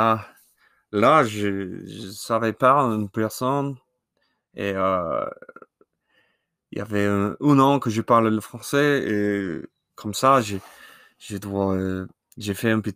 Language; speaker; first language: French; non-native, learner; English